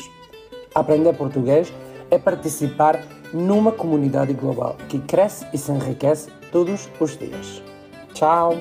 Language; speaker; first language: Portuguese; non-native, learner; Spanish